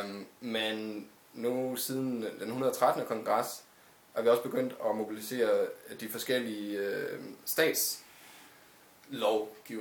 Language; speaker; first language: Danish; native; Danish